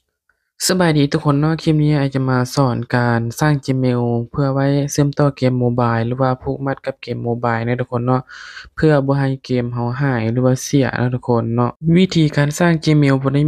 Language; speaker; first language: Thai; non-native, local second language; Northeastern Thai